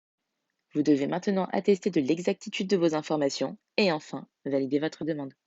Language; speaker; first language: French; native; French